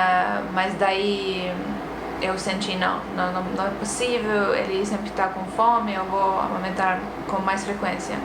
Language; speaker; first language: Portuguese; non-native, fluent; Estonian